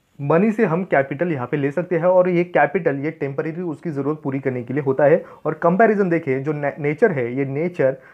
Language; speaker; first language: Hindi; non-native, local second language; Marathi